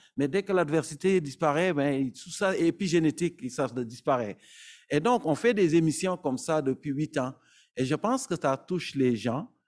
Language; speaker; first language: French; non-native, local second language; Serer